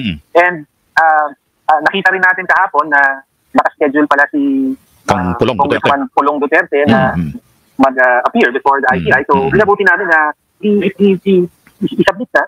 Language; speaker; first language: Filipino; native; Filipino